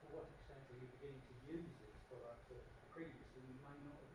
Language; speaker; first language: English; native; English